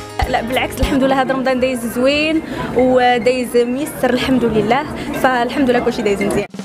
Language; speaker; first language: Arabic; native; Arabic